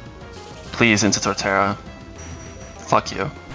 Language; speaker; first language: English; native; English